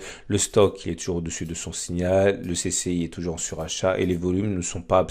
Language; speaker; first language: French; native; French